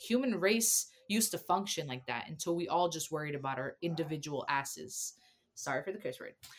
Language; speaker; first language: English; early bilingual, other home language; Spanish